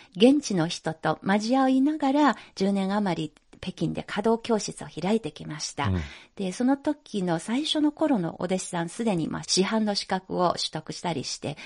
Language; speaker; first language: Japanese; non-native, fluent; Chinese